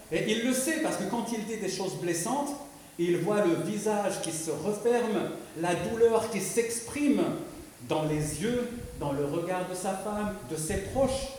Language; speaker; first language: French; non-native, local second language; Arabic